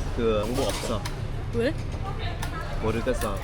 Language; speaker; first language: Korean; non-native, fluent; Vietnamese